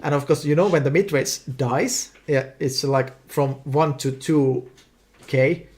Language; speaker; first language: English; non-native, fluent; Finnish